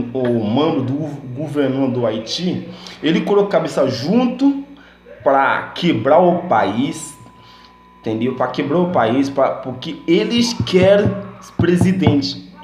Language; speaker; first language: Portuguese; non-native, learner; Haitian Creole